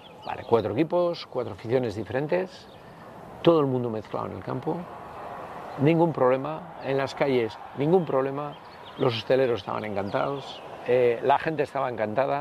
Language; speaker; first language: Spanish; native; Spanish